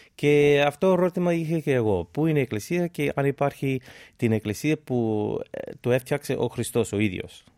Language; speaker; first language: Greek; non-native, fluent; English